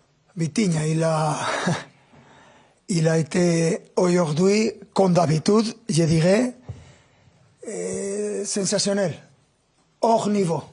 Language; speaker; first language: French; non-native, fluent; Spanish